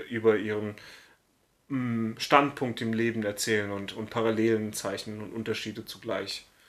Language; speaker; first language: German; native; German